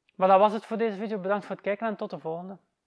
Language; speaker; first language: Dutch; native; Dutch